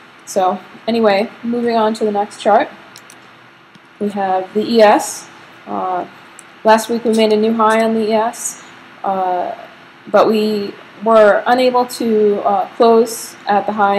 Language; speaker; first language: English; native; English